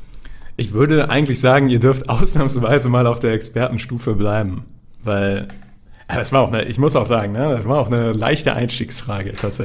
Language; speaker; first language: German; native; German